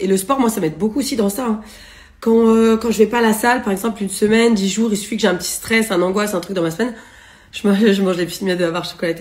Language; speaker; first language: French; native; French